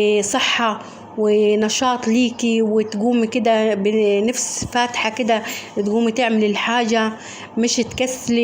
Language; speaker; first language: Arabic; native; Arabic